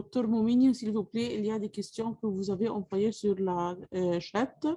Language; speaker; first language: French; non-native, learner; Arabic